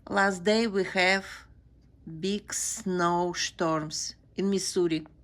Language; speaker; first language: English; non-native, learner; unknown